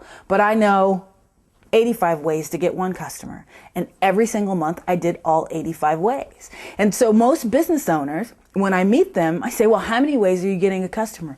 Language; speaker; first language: English; native; English